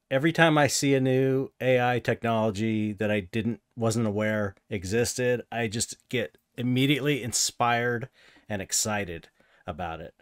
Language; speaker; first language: English; native; English